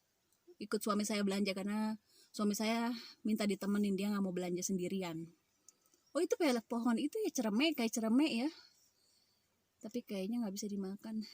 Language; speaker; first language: Indonesian; native; Indonesian